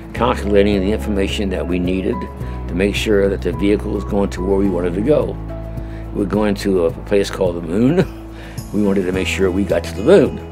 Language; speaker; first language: English; native; English